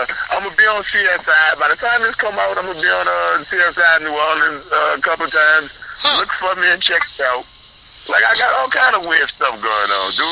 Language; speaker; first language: English; native; English